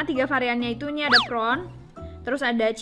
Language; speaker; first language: Indonesian; native; Indonesian